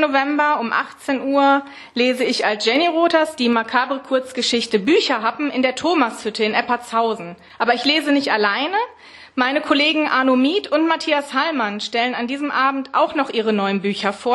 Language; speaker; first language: German; native; German